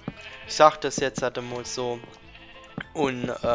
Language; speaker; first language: German; native; German